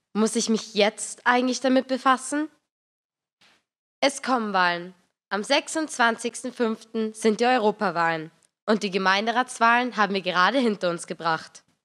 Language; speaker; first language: German; native; German